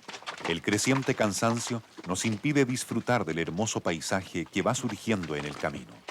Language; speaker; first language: Spanish; native; Spanish